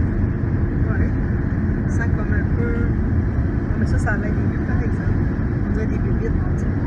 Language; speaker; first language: French; native; French